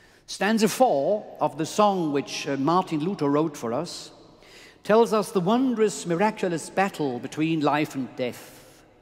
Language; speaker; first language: English; non-native, fluent; German